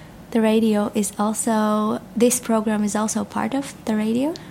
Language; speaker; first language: English; non-native, fluent; Latvian